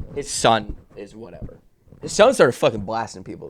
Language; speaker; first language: English; native; English